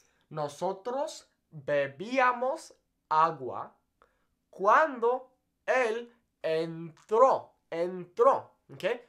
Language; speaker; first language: Spanish; non-native, fluent; English